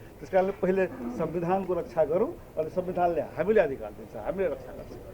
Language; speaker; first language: Nepali; non-native, local second language; Maithili